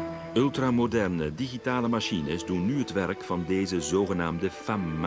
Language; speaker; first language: Dutch; native; Dutch